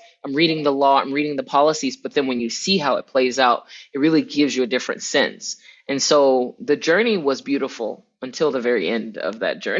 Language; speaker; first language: English; native; English